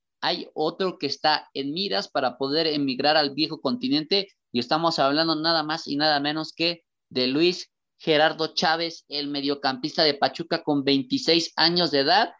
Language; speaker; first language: Spanish; native; Spanish